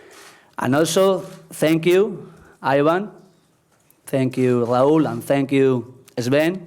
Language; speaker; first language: English; non-native, learner; Spanish